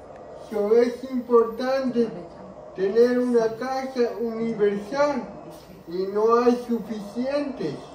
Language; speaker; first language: Spanish; early bilingual, heritage; Spanish